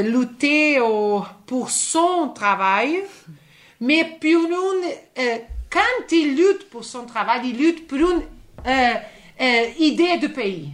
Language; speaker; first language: French; non-native, fluent; Portuguese